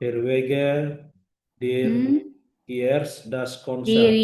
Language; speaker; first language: German; non-native, learner; Indonesian